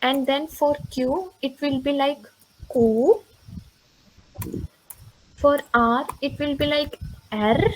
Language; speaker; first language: English; non-native, local second language; Hindi